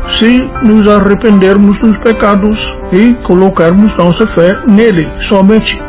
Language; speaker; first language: Portuguese; non-native, fluent; English